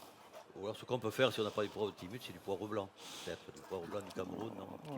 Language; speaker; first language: French; native; French